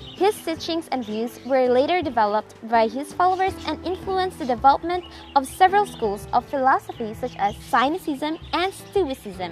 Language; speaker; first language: English; non-native, local second language; Cebuano